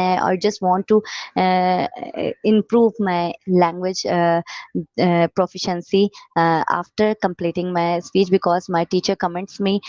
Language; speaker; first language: English; non-native, learner; Urdu